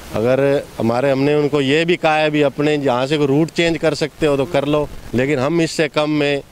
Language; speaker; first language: Hindi; native; Hindi